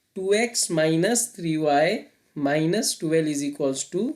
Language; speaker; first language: English; non-native, local second language; Nepali